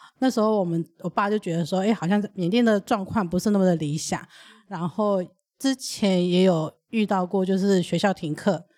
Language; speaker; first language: Chinese; early bilingual, other home language; Burmese